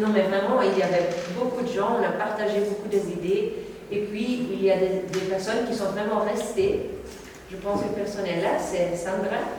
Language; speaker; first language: French; non-native, local second language; Dutch